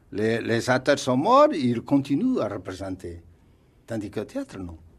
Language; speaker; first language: French; non-native, fluent; Portuguese